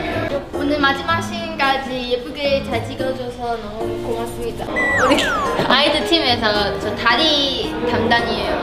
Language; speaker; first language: Korean; non-native, fluent; Chinese